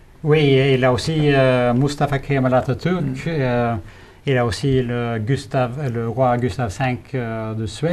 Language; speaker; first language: French; non-native, fluent; Swedish